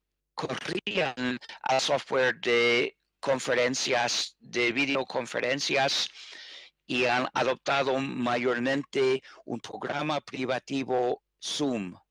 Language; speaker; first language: Spanish; non-native, fluent; English